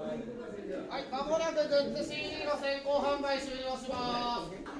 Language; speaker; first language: Japanese; native; Japanese